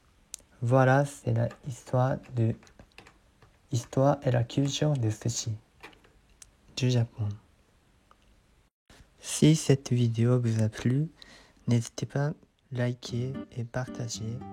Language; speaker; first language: French; non-native, learner; Japanese